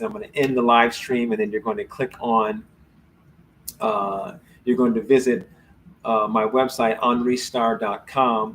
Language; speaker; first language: English; native; English